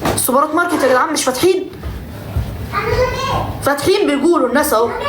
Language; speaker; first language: Arabic; native; Arabic